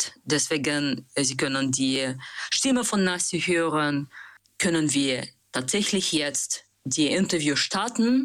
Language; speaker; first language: German; non-native, learner; Russian